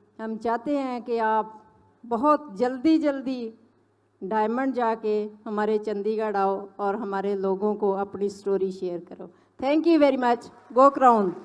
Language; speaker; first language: Hindi; non-native, local second language; Punjabi